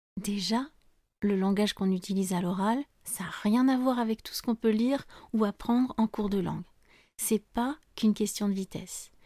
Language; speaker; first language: French; native; French